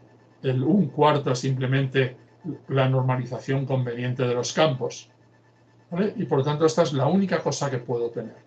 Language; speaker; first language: Spanish; native; Spanish